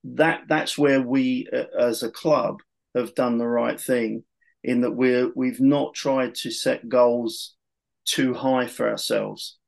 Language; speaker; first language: English; native; English